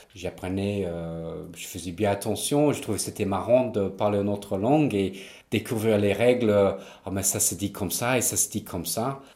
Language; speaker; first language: French; non-native, fluent; English